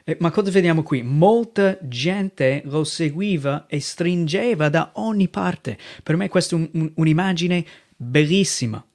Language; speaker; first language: Italian; non-native, fluent; English